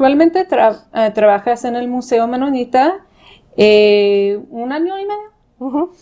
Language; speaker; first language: Spanish; non-native, fluent; English